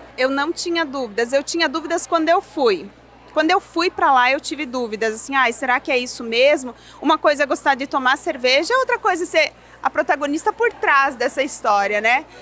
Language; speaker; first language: Portuguese; non-native, local second language; German